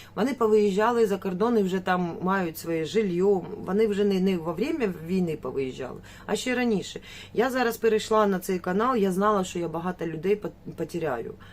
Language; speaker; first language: Ukrainian; native; Ukrainian